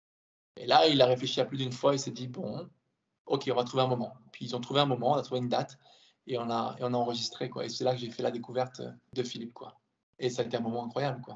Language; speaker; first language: French; native; French